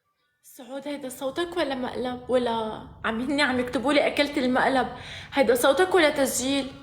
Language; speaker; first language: Arabic; native; Arabic